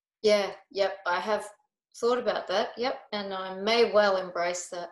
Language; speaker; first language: English; native; English